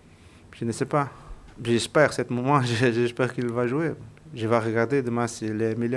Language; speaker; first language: French; non-native, learner; Portuguese